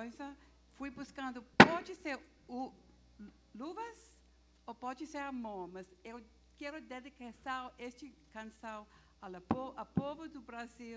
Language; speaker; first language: Portuguese; non-native, learner; English